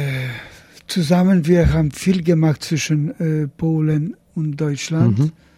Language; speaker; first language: German; non-native, learner; Polish